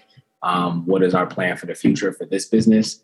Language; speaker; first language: English; native; English